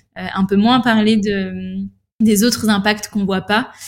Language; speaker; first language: French; native; French